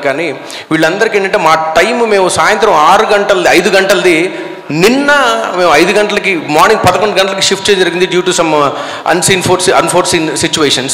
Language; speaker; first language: Telugu; native; Telugu